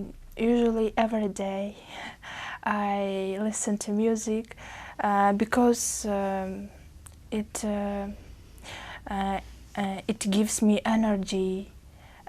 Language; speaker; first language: English; non-native, learner; Uzbek